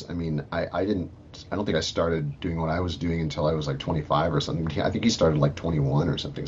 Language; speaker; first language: English; native; English